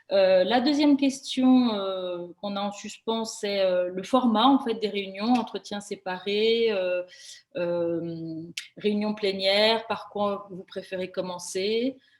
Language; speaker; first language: French; native; French